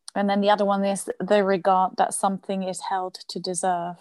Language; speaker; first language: English; non-native, fluent; German